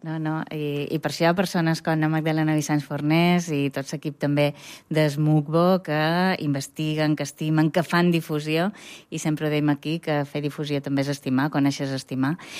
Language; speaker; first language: Catalan; native; Catalan